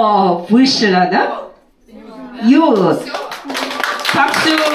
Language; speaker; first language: Russian; non-native, fluent; Korean